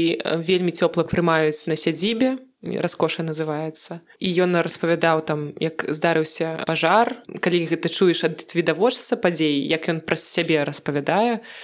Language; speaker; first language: Belarusian; non-native, local second language; Russian